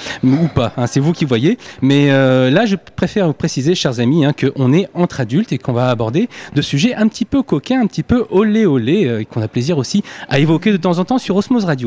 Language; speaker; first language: French; native; French